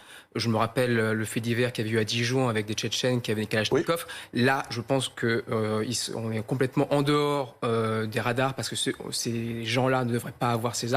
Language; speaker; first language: French; native; French